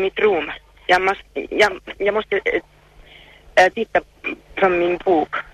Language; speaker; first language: Swedish; non-native, learner; Finnish